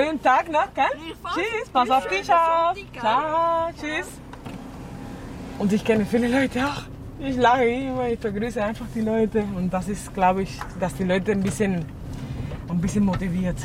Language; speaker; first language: German; non-native, fluent; Spanish